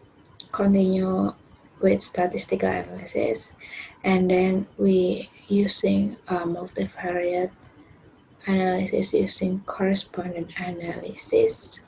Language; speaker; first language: English; non-native, learner; Indonesian